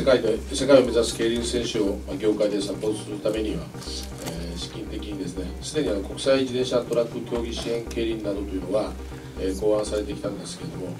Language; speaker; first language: Japanese; native; Japanese